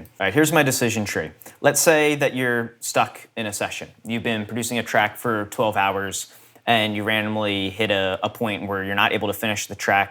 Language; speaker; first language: English; native; English